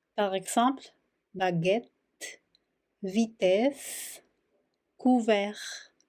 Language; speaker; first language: French; non-native, fluent; Spanish